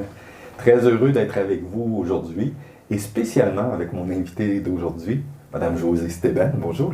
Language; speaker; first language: French; native; French